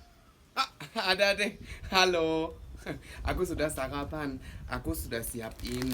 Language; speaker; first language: Indonesian; non-native, fluent; German